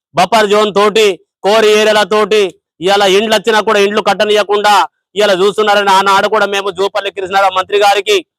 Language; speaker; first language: Telugu; non-native, local second language; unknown